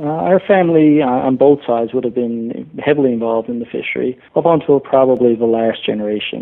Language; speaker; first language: English; native; English